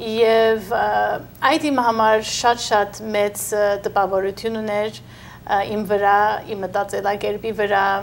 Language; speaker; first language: Armenian; early bilingual, heritage; Armenian